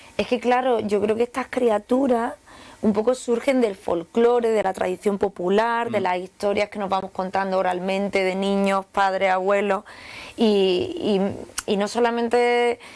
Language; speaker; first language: Spanish; native; Spanish